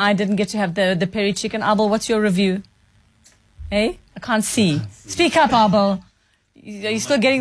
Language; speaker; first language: English; native; English